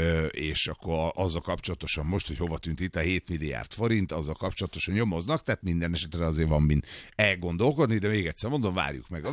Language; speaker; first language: Hungarian; native; Hungarian